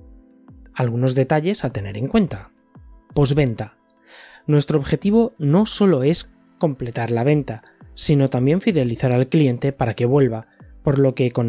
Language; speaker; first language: Spanish; native; Spanish